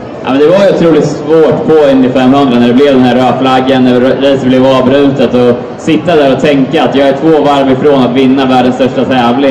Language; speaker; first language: Swedish; native; Swedish